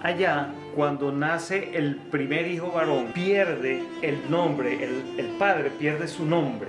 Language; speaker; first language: Spanish; native; Spanish